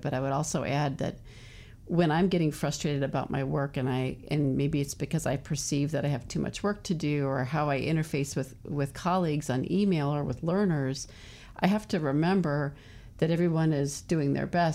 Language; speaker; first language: English; native; English